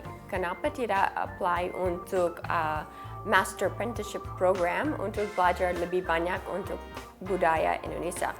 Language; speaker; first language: Indonesian; early bilingual, heritage; English